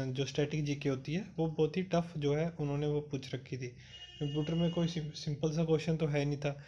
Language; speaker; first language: Hindi; non-native, local second language; Punjabi